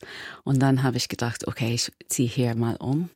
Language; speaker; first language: German; non-native, learner; English